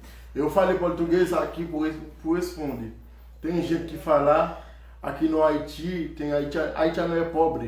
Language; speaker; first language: Portuguese; non-native, learner; Haitian Creole